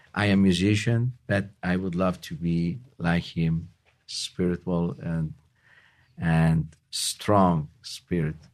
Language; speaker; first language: English; non-native, learner; Italian